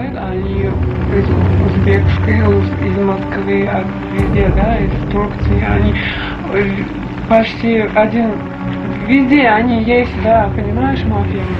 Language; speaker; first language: Russian; non-native, learner; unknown